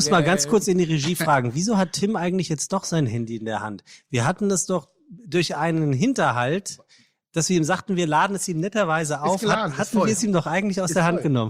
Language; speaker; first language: German; native; German